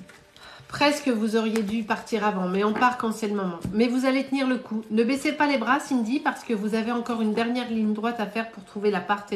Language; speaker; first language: French; native; French